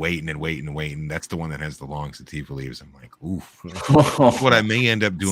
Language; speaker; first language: English; native; English